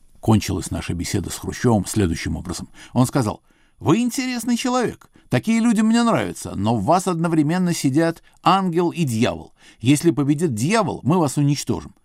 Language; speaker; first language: Russian; native; Russian